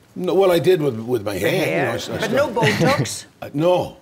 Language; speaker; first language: English; native; English